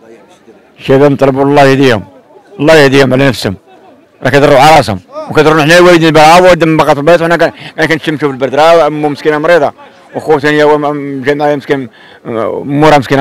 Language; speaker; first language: Arabic; native; Arabic